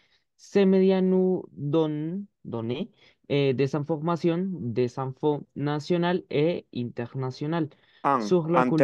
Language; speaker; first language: French; non-native, learner; Spanish